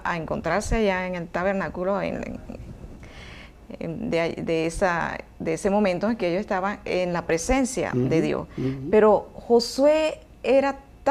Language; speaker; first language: Spanish; native; Spanish